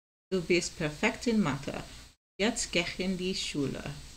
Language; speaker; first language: German; non-native, learner; Spanish